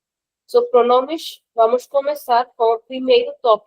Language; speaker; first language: Portuguese; non-native, fluent; Hindi